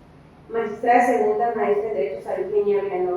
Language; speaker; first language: Spanish; native; Spanish